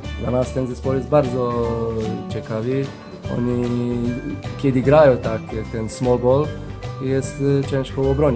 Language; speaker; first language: Polish; non-native, learner; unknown